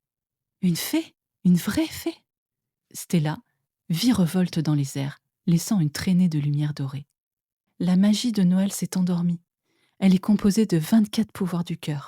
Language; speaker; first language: French; native; French